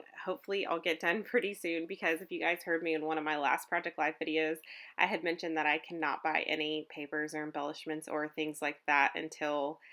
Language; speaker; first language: English; native; English